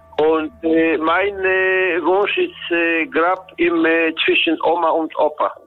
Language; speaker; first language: German; non-native, learner; Polish